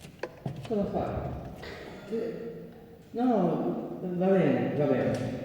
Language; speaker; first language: Italian; non-native, learner; French